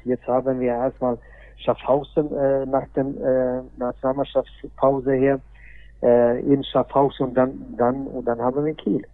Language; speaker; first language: German; non-native, fluent; Swedish